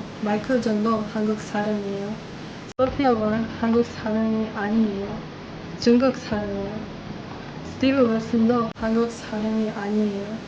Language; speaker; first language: Korean; non-native, learner; English